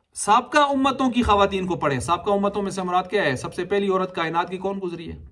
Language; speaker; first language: Urdu; non-native, local second language; Punjabi